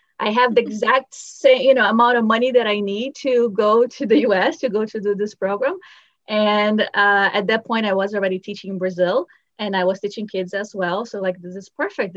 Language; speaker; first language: English; non-native, fluent; Portuguese